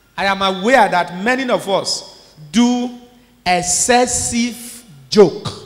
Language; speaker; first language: English; non-native, local second language; Yoruba